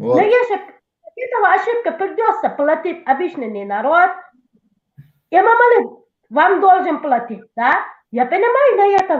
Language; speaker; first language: Russian; non-native, local second language; Tajik